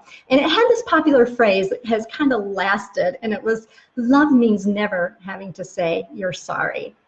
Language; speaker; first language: English; native; English